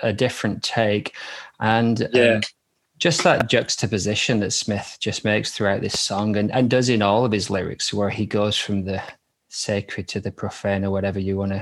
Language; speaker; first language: English; native; English